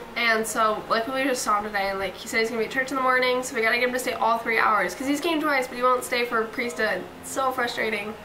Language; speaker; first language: English; native; English